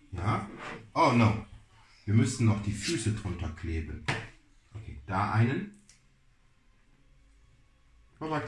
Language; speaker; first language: German; non-native, fluent; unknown